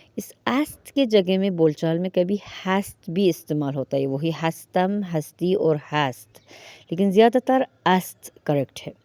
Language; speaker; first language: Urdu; non-native, fluent; Persian